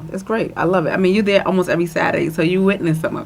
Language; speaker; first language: English; native; English